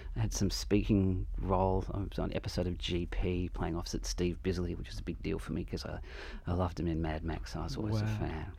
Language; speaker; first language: English; native; English